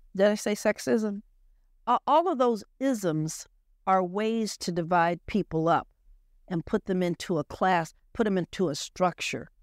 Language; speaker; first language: English; native; English